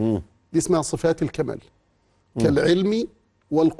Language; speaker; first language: Arabic; native; Arabic